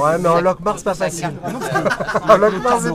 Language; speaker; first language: French; native; French